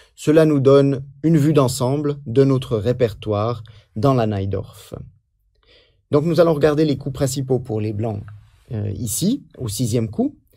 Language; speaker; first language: French; native; French